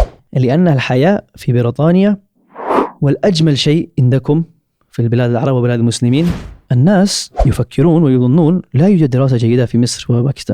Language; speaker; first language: Arabic; non-native, fluent; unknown